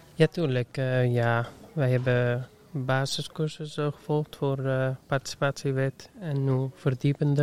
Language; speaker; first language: Dutch; non-native, fluent; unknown